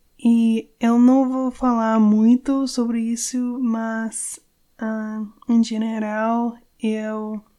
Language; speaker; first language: Portuguese; non-native, learner; English